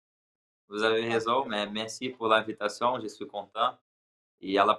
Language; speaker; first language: French; non-native, learner; Portuguese